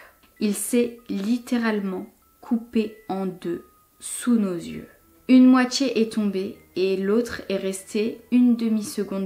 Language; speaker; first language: French; native; French